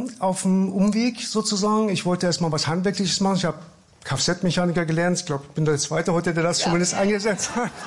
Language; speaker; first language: German; early bilingual, other home language; Persian